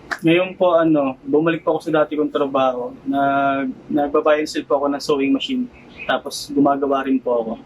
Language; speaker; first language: Filipino; native; Filipino